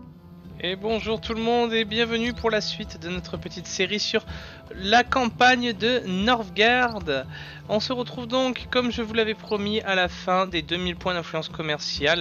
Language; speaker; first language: French; native; French